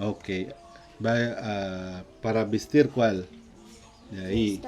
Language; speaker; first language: Spanish; non-native, learner; Filipino